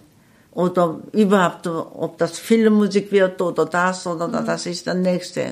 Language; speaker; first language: German; non-native, learner; Korean